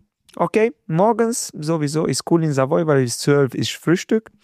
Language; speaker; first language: German; non-native, fluent; Hungarian